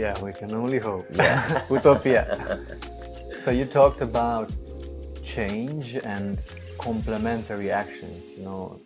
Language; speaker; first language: English; non-native, fluent; Romanian